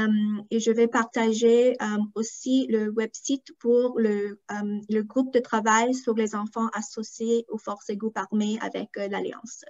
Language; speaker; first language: French; non-native, fluent; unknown